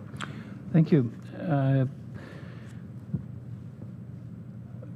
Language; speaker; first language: English; native; English